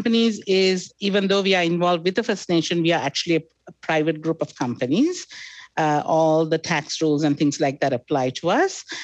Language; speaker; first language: English; non-native, local second language; Sinhala